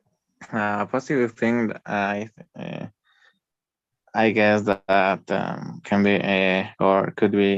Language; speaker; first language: English; non-native, learner; Spanish